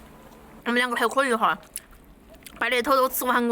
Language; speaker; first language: Chinese; native; Chinese